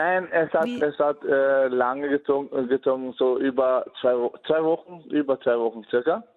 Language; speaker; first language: German; non-native, fluent; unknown